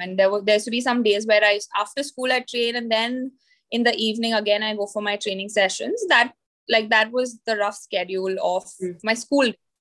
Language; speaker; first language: English; non-native, local second language; Marathi